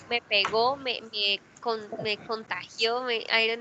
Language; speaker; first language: English; non-native, learner; Spanish